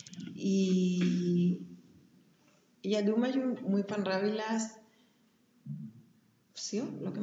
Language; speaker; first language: Russian; non-native, learner; German